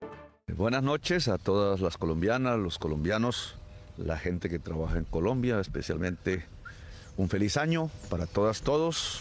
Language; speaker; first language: Spanish; native; Spanish